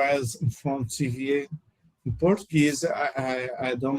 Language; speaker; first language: English; non-native, learner; Portuguese